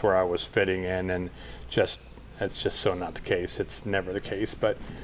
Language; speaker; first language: English; native; English